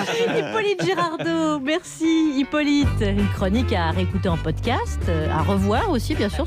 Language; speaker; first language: French; native; French